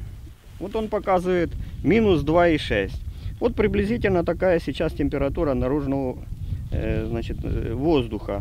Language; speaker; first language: Russian; native; Russian